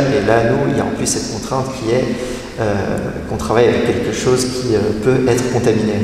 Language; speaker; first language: French; native; French